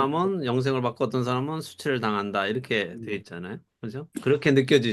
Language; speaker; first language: Korean; native; Korean